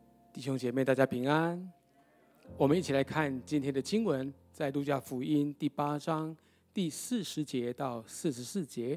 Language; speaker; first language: Chinese; native; Chinese